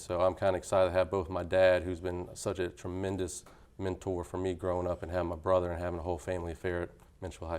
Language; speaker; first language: English; native; English